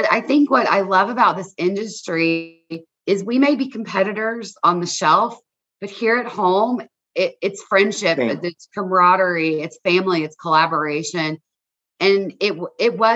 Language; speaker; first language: English; native; English